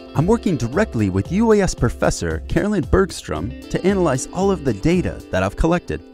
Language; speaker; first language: English; native; English